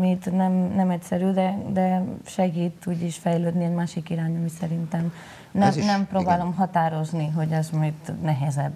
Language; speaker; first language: Hungarian; non-native, local second language; Spanish